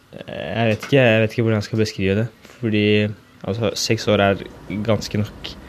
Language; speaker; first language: Norwegian; early bilingual, other home language; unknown